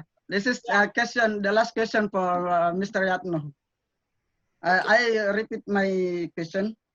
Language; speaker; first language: English; non-native, learner; Indonesian